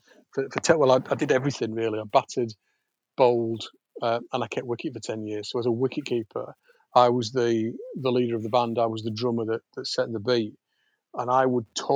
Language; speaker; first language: English; native; English